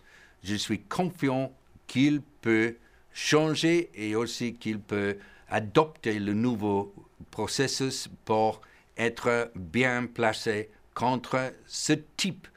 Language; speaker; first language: French; non-native, fluent; English